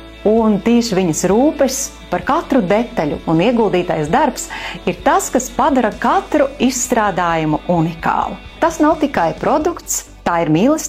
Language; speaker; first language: Latvian; native; Latvian